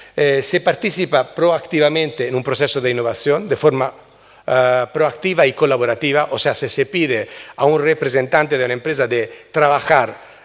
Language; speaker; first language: Spanish; non-native, fluent; Italian